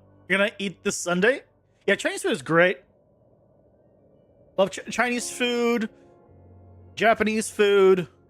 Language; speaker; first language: English; native; English